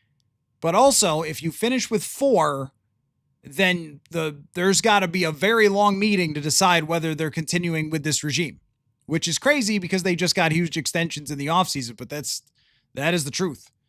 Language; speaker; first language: English; native; English